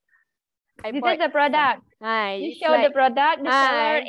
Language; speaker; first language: English; non-native, learner; Malay